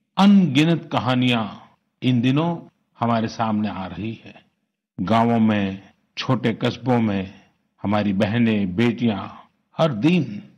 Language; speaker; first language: Hindi; non-native, local second language; Gujarati